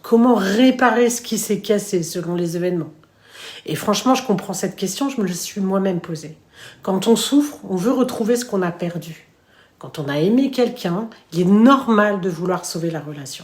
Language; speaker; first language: French; native; French